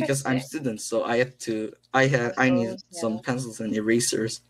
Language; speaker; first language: English; non-native, learner; Korean